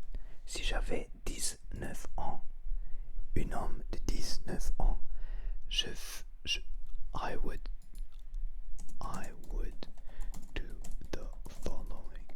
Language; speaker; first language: French; non-native, learner; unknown